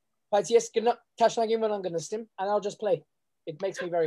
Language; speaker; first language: English; early bilingual, other home language; Armenian